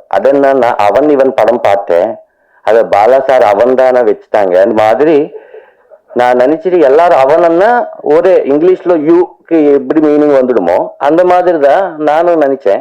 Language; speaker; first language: Tamil; non-native, learner; Telugu